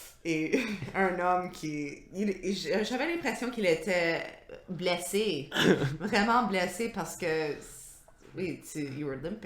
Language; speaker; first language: French; non-native, local second language; English